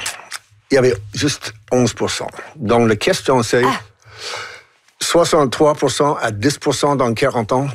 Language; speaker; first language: French; non-native, local second language; English